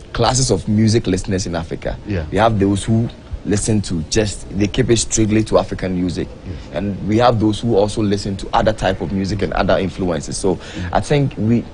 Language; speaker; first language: English; non-native, local second language; Akan